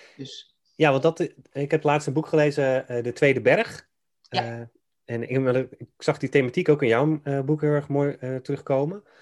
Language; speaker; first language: Dutch; native; Dutch